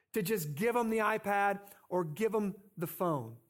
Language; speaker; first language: English; native; English